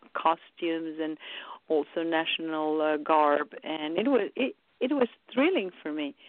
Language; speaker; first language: English; early bilingual, other home language; Romanian